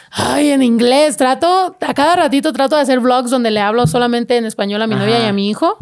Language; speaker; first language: Spanish; early bilingual, heritage; Spanish